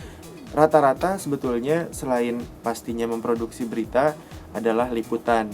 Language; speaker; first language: Indonesian; native; Indonesian